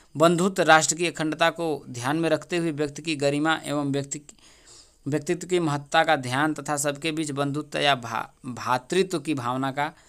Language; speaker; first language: Hindi; native; Hindi